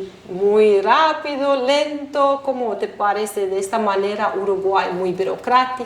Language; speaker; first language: Spanish; non-native, fluent; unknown